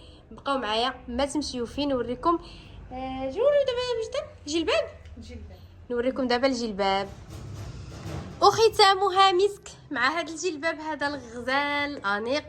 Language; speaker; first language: Arabic; native; Arabic